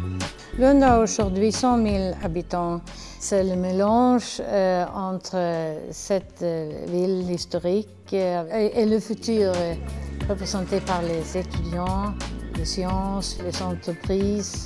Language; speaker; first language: French; non-native, fluent; Swedish